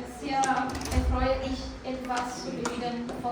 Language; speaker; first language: German; non-native, fluent; Portuguese